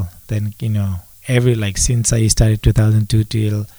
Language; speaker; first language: English; non-native, local second language; Nepali